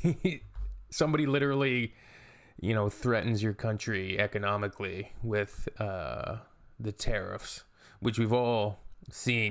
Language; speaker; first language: English; native; English